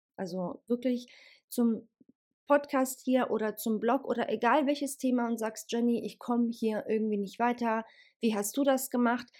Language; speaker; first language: German; early bilingual, other home language; Bosnian